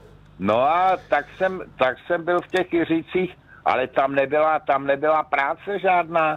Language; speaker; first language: Czech; native; Czech